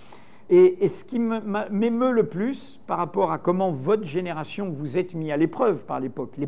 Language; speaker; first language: French; native; French